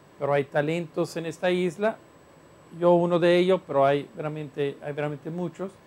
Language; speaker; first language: Spanish; non-native, fluent; Italian